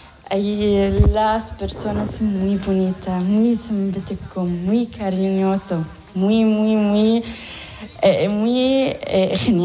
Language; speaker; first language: Spanish; non-native, learner; Arabic